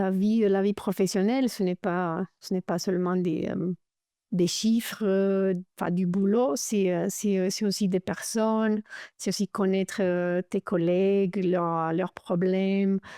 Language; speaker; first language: French; non-native, fluent; Romanian